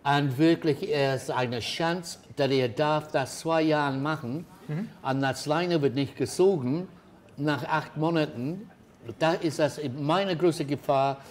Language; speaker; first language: German; non-native, learner; English